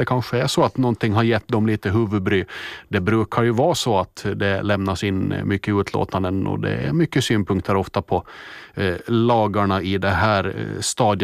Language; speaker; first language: Swedish; native; Swedish